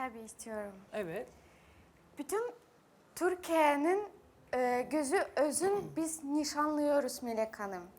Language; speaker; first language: Turkish; non-native, learner; Russian